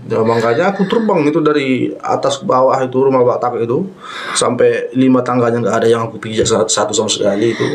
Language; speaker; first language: Indonesian; non-native, local second language; Batak Toba